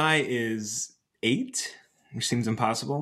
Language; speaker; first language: English; native; English